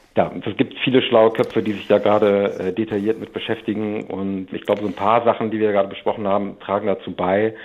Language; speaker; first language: German; native; German